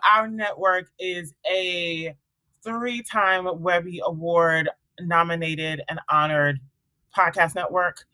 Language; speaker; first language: English; early bilingual, other home language; Akan